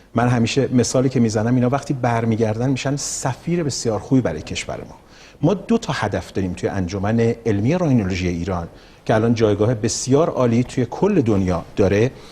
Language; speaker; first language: Persian; native; Persian